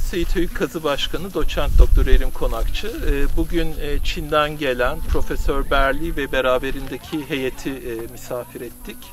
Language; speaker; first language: Turkish; native; Turkish